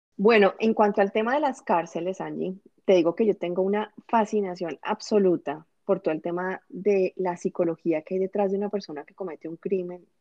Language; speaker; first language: Spanish; native; Spanish